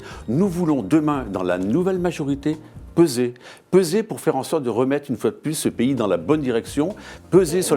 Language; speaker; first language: French; native; French